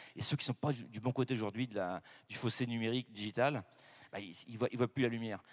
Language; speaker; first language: French; native; French